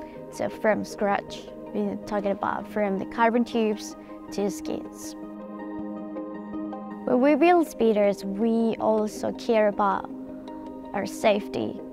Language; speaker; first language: English; non-native, fluent; Spanish